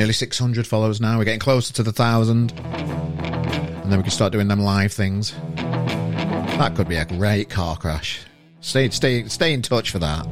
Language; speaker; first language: English; native; English